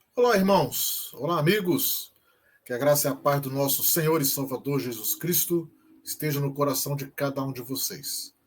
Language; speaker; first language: Portuguese; native; Portuguese